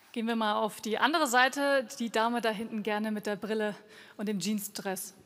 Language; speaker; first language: German; native; German